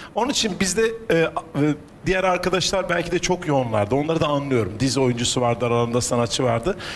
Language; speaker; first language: Turkish; native; Turkish